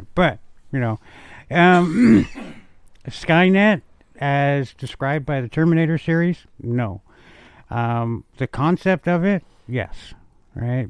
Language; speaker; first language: English; native; English